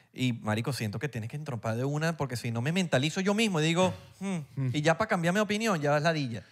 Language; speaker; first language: Spanish; native; Spanish